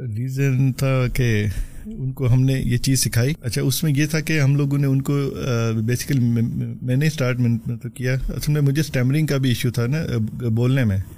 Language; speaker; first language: Urdu; non-native, local second language; Punjabi